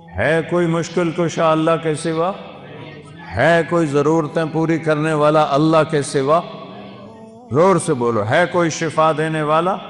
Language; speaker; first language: Urdu; non-native, local second language; Punjabi